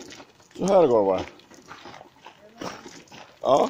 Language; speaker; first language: Swedish; non-native, learner; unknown